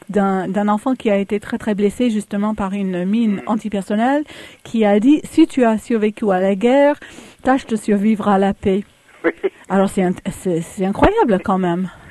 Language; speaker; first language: French; early bilingual, other home language; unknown